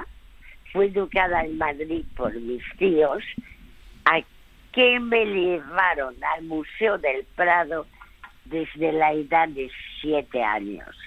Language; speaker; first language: Spanish; early bilingual, other home language; French